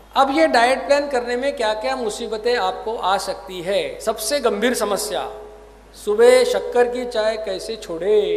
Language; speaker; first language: Hindi; non-native, local second language; Marathi